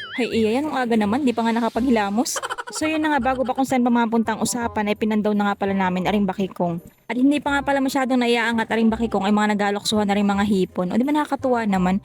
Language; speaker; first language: Filipino; native; Filipino